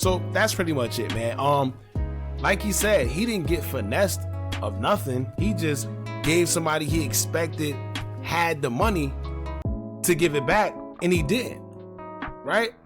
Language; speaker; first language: English; native; English